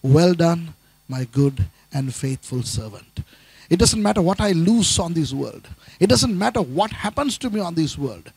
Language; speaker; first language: English; non-native, local second language; Tamil